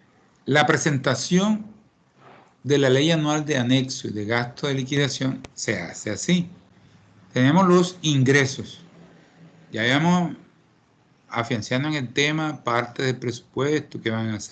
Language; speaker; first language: Spanish; native; Spanish